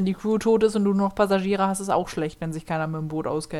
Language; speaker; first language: German; native; German